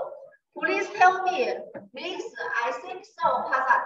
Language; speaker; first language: English; non-native, learner; Chinese